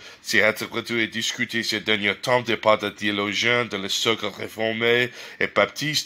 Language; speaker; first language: French; non-native, learner; English